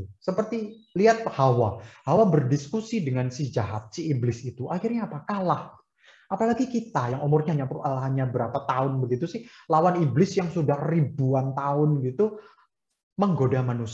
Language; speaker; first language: Indonesian; native; Indonesian